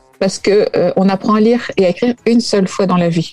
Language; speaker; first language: French; native; French